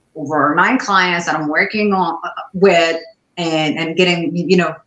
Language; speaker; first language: English; non-native, fluent; Arabic